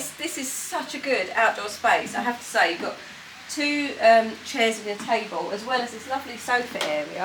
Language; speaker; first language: English; native; English